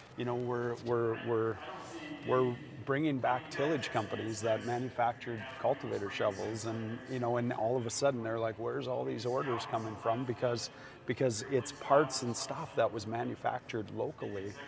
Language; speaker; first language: English; native; English